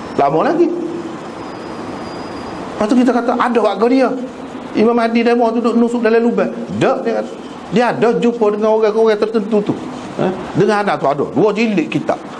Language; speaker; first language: Malay; native; Malay